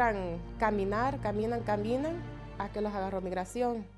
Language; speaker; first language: Spanish; native; Spanish